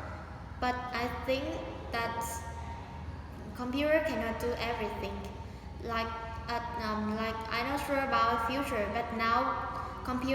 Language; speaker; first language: English; non-native, learner; Vietnamese